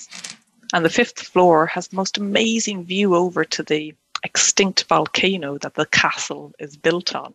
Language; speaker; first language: English; native; English